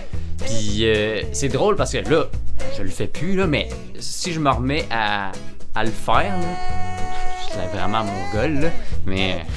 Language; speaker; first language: French; native; French